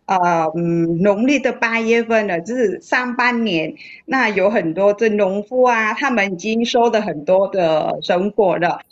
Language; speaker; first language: Chinese; non-native, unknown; Vietnamese